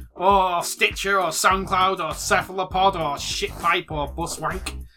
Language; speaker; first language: English; native; English